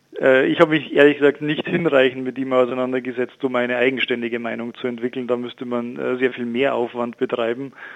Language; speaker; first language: German; native; German